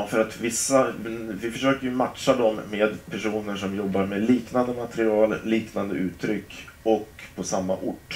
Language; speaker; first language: Swedish; native; Swedish